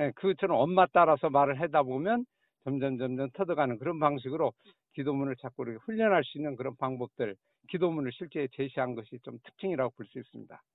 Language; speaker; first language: Korean; native; Korean